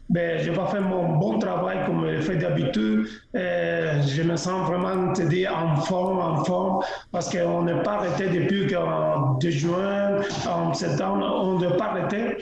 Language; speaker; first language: French; non-native, fluent; Spanish